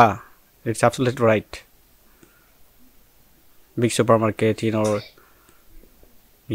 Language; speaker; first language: English; non-native, local second language; Bangla